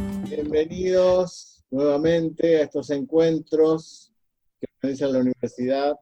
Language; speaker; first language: Spanish; native; Spanish